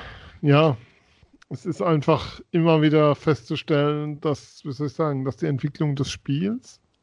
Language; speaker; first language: German; native; German